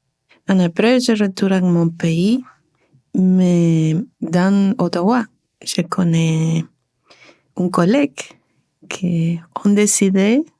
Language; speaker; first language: French; non-native, learner; Spanish